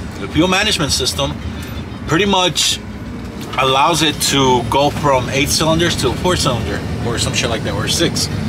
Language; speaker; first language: English; early bilingual, other home language; Spanish